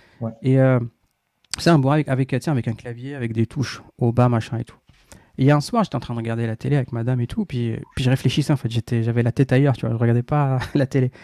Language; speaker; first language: French; non-native, local second language; Arabic